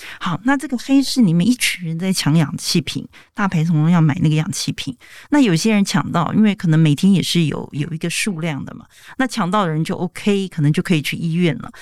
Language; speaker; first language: Chinese; native; Chinese